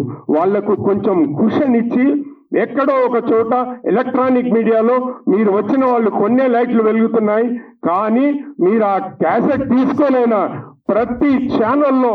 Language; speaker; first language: Telugu; native; Telugu